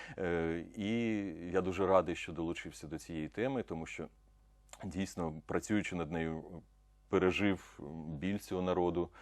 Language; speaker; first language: Ukrainian; non-native, local second language; Russian